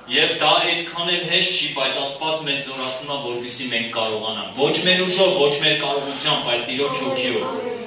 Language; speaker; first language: Armenian; native; Armenian